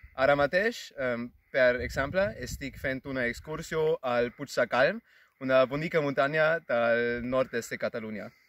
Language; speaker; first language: Catalan; non-native, learner; German